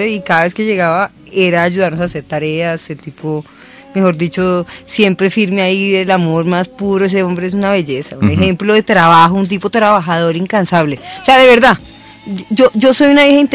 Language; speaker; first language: Spanish; native; Spanish